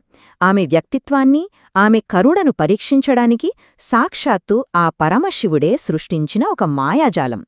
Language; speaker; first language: Telugu; native; Telugu